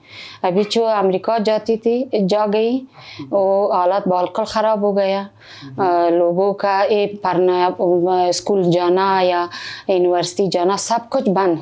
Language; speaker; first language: Hindi; non-native, learner; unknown